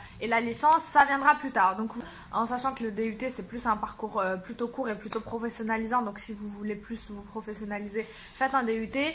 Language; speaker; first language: French; early bilingual, other home language; Arabic